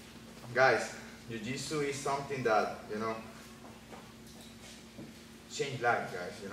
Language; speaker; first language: English; non-native, learner; Spanish